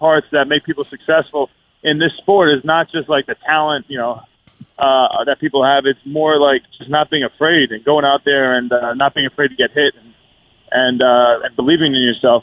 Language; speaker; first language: English; native; English